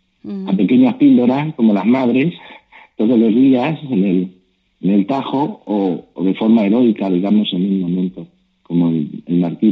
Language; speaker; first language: Spanish; native; Spanish